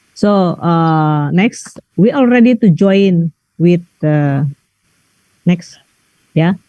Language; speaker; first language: English; non-native, learner; Indonesian